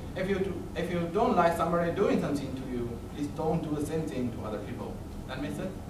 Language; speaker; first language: English; non-native, learner; Chinese